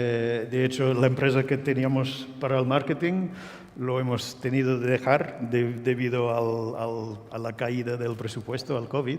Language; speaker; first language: Spanish; non-native, fluent; English